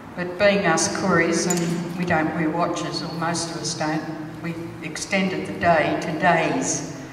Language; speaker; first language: English; native; English